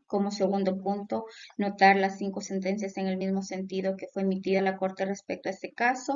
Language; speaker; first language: Spanish; native; Spanish